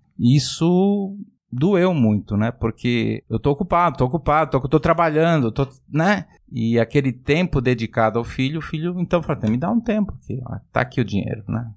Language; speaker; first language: Portuguese; native; Portuguese